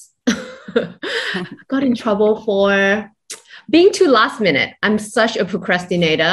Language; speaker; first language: English; non-native, local second language; Chinese